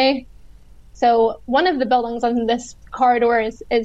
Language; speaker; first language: English; native; English